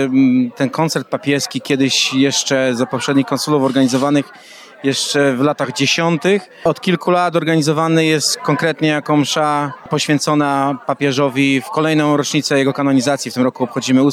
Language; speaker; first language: Polish; native; Polish